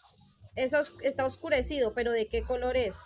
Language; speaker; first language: Spanish; native; Spanish